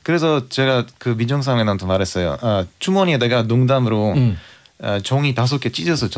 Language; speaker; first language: Korean; non-native, fluent; Bulgarian